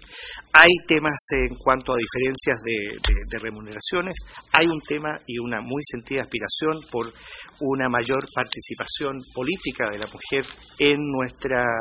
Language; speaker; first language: Spanish; native; Spanish